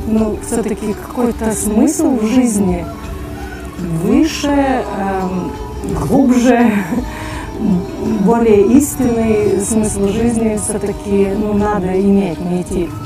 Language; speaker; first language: Russian; native; Russian